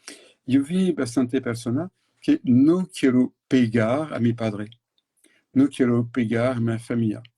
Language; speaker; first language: Spanish; non-native, fluent; French